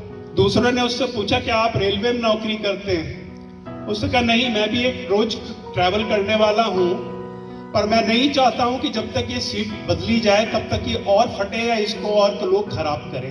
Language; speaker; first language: Hindi; native; Hindi